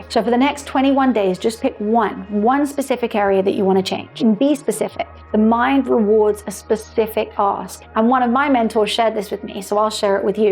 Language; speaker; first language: English; native; English